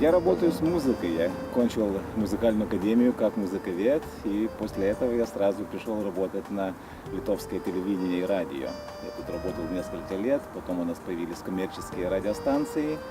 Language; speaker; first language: Russian; non-native, fluent; Lithuanian